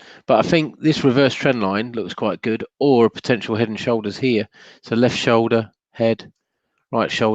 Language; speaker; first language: English; native; English